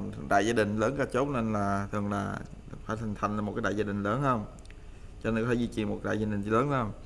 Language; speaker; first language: Vietnamese; native; Vietnamese